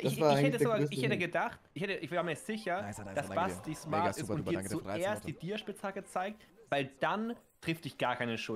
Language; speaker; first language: German; native; German